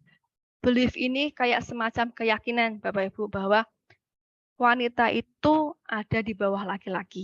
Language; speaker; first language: Malay; native; Malay